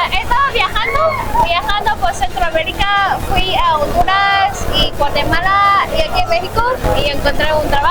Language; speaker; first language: Spanish; non-native, fluent; Chinese